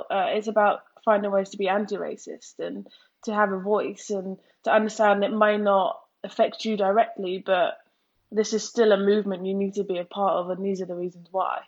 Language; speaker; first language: English; native; English